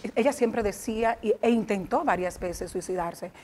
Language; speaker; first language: Spanish; native; Spanish